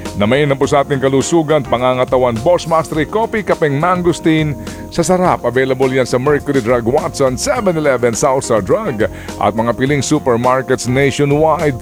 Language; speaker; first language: Filipino; non-native, local second language; Waray